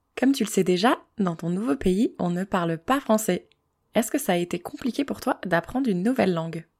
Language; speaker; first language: French; native; French